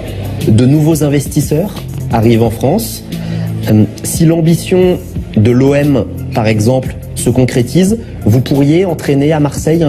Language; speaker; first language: French; native; French